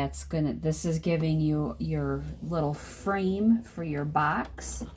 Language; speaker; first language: English; native; English